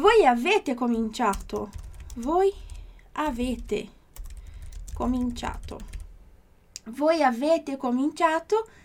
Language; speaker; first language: Italian; non-native, fluent; Portuguese